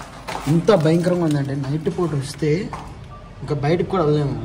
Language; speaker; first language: Telugu; native; Telugu